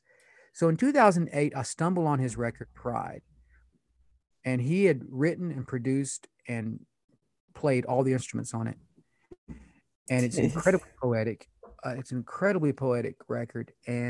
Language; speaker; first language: English; early bilingual, other home language; Pennsylvania German